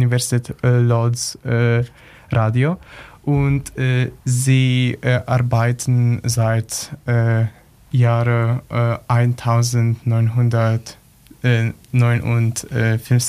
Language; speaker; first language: German; non-native, learner; Polish